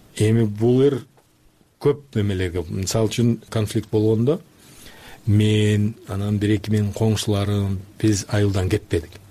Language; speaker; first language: Kyrgyz; non-native, local second language; Uzbek